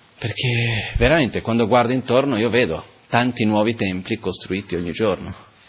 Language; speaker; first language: Italian; non-native, fluent; Portuguese